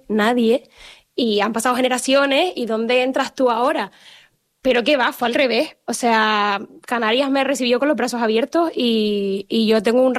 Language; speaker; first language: Spanish; native; Spanish